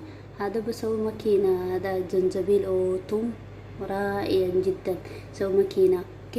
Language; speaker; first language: Arabic; non-native, learner; Oromo